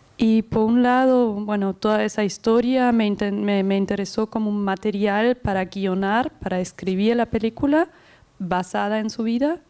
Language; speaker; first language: Spanish; non-native, fluent; German